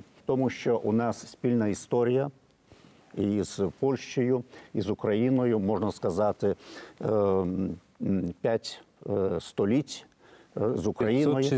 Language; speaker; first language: Ukrainian; non-native, fluent; Lithuanian